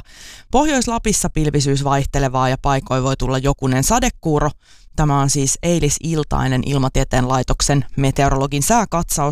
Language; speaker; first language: Finnish; native; Finnish